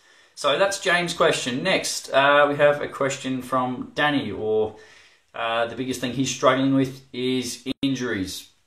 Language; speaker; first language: English; native; English